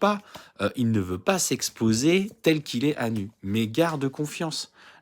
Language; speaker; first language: French; native; French